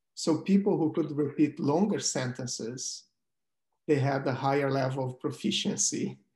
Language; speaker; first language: English; non-native, fluent; Portuguese